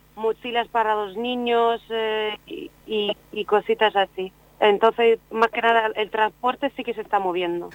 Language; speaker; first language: Spanish; non-native, fluent; Ukrainian